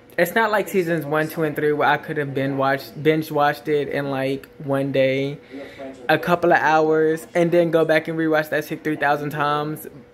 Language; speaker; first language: English; native; English